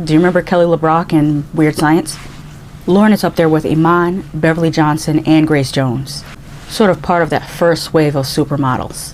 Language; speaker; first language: English; native; English